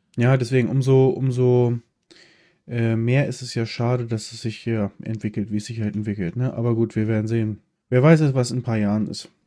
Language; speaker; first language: German; early bilingual, other home language; Polish